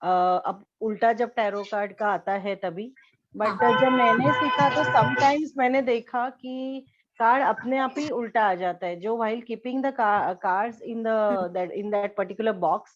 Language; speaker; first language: Hindi; native; Hindi